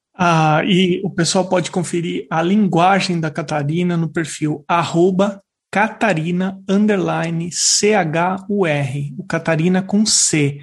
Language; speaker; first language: Portuguese; native; Portuguese